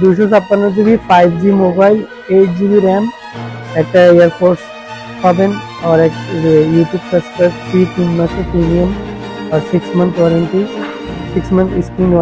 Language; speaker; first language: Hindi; non-native, learner; Bangla